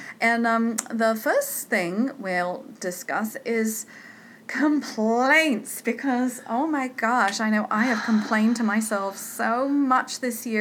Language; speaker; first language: English; native; English